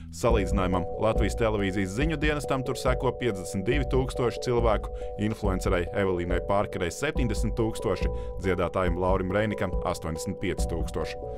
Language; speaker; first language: Latvian; native; Latvian